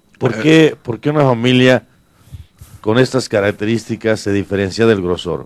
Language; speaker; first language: Spanish; native; Spanish